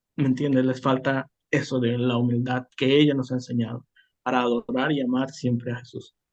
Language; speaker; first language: Spanish; native; Spanish